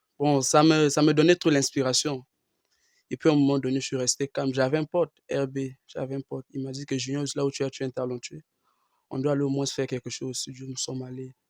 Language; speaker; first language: French; non-native, local second language; Lingala